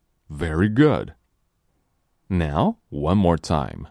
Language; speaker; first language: English; non-native, fluent; Chinese